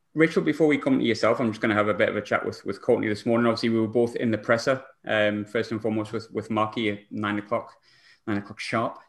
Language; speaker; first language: English; native; English